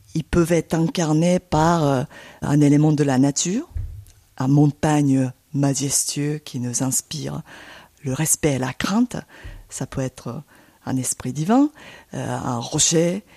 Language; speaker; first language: French; non-native, fluent; Japanese